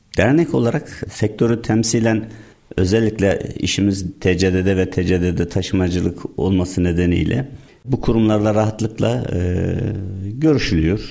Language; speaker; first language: Turkish; native; Turkish